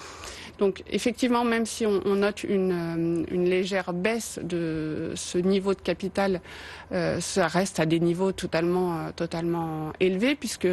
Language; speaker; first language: French; native; French